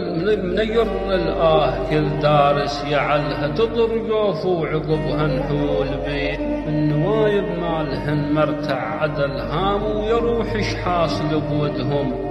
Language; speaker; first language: Arabic; native; Arabic